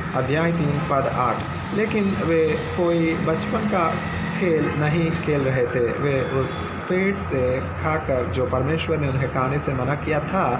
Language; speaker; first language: Hindi; non-native, local second language; Telugu